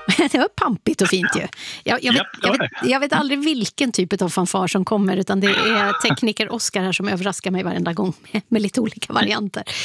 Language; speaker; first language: Swedish; native; Swedish